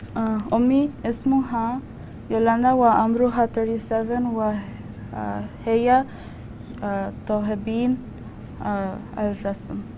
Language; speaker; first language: Arabic; non-native, learner; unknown